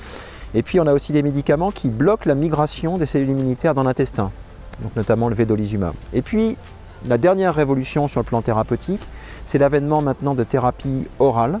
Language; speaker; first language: French; native; French